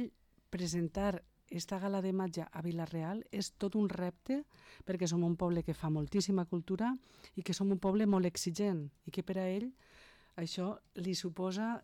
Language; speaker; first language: Catalan; native; Catalan